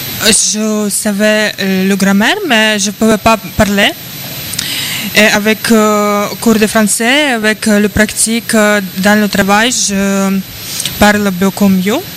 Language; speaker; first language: French; non-native, learner; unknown